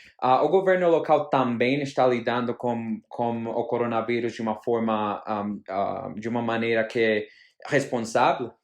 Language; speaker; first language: Portuguese; non-native, fluent; Spanish